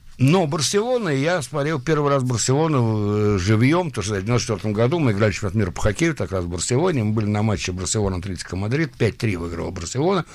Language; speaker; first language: Russian; early bilingual, heritage; Russian